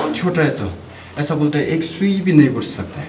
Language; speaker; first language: Hindi; non-native, learner; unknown